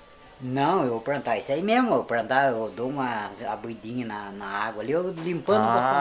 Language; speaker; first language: Portuguese; native; Portuguese